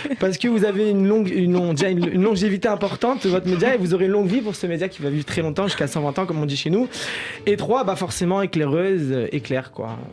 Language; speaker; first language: French; native; French